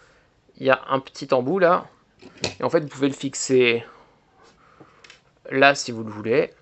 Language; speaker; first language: French; native; French